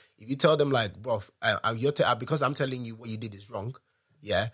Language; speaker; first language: English; non-native, local second language; Yoruba